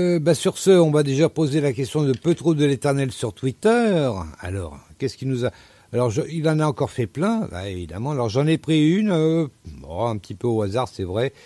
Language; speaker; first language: French; native; French